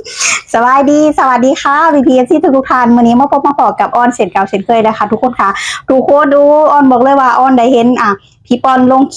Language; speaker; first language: Thai; non-native, local second language; Lao